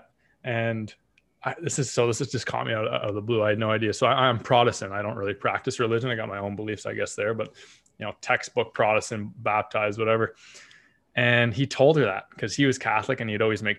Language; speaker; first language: English; native; English